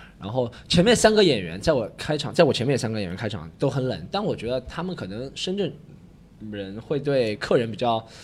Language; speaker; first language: Chinese; native; Chinese